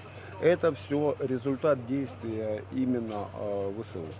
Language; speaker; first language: Russian; native; Russian